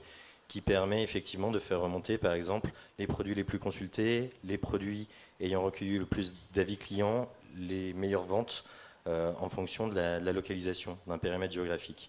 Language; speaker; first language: French; native; French